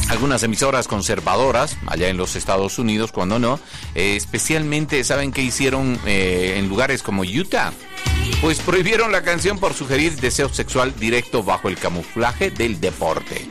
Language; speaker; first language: Spanish; native; Spanish